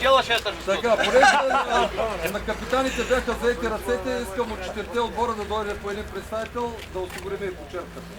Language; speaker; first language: Bulgarian; native; Bulgarian